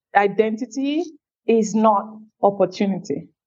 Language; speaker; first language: English; non-native, local second language; French